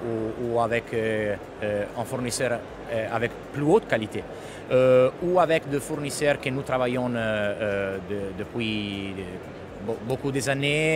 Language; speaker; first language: French; non-native, fluent; Italian